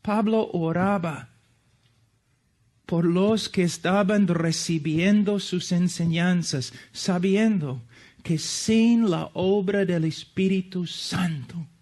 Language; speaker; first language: Spanish; non-native, fluent; English